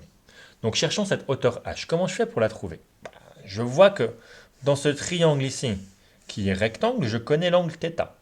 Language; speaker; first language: French; native; French